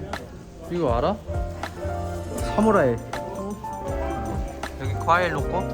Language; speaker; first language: Korean; non-native, learner; German